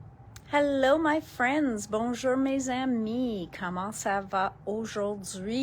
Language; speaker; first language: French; non-native, local second language; English